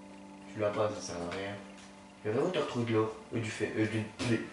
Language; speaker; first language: French; native; French